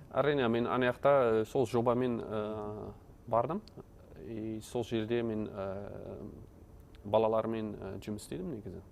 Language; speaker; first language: Kazakh; non-native, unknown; Dutch